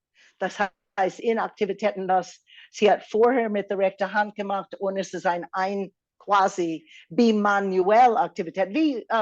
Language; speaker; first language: German; non-native, fluent; English